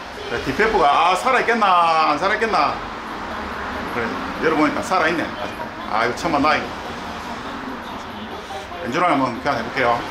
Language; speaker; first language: Korean; native; Korean